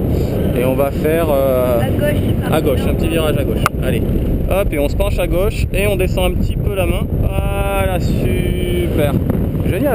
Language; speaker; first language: French; native; French